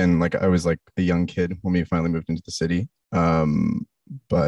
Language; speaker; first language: English; native; English